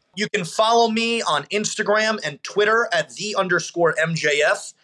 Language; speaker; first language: English; native; English